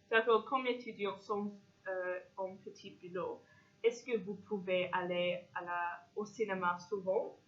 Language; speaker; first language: French; non-native, fluent; English